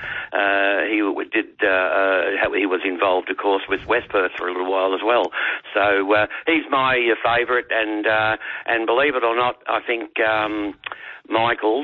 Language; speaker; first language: English; native; English